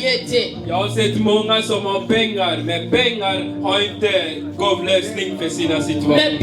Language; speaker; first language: Swedish; non-native, learner; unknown